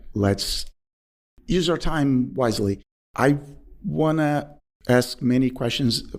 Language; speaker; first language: English; non-native, fluent; Portuguese